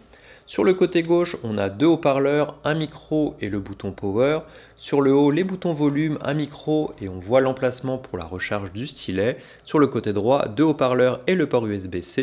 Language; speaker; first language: French; native; French